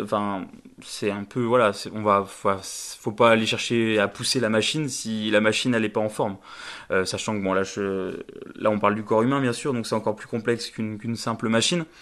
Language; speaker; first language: French; native; French